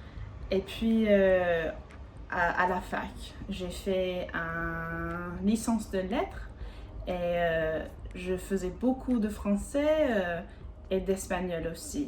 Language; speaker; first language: French; non-native, fluent; English